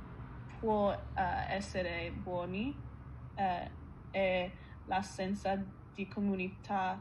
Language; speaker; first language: Italian; non-native, learner; English